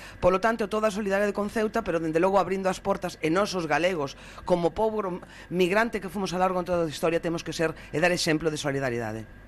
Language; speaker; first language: Galician; native; Galician